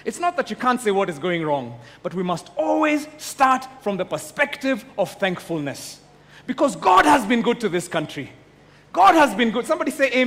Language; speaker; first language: English; non-native, local second language; Kikuyu